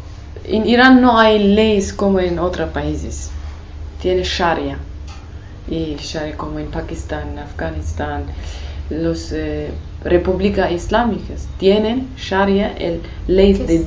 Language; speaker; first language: Spanish; non-native, learner; Kurdish